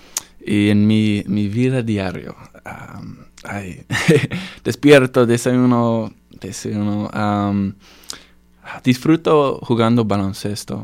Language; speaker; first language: Spanish; non-native, learner; English